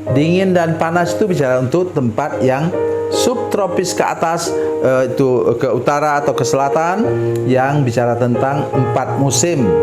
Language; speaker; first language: Indonesian; non-native, local second language; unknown